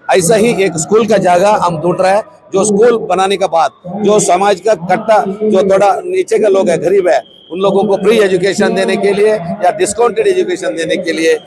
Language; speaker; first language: Hindi; non-native, local second language; Tulu